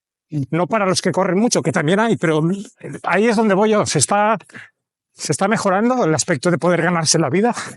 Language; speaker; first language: Spanish; native; Spanish